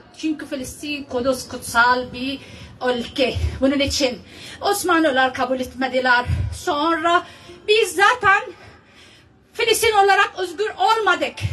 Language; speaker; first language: Turkish; non-native, learner; Arabic